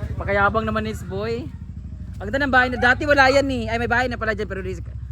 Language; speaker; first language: Filipino; non-native, local second language; Cebuano